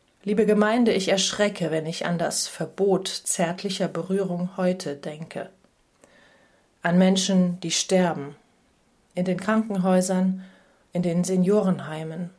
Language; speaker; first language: German; native; German